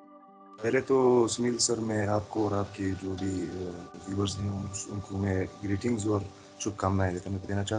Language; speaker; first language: Hindi; non-native, fluent; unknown